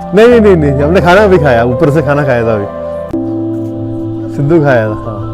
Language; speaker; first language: Hindi; non-native, local second language; Malayalam